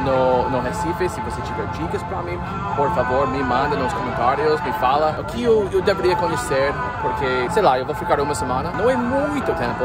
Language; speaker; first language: Portuguese; non-native, fluent; English